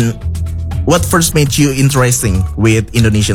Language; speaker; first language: English; non-native, learner; Indonesian